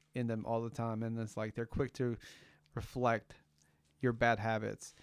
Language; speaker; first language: English; early bilingual, other home language; Spanish